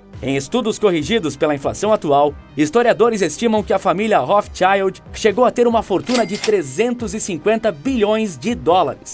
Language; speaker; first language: Portuguese; native; Portuguese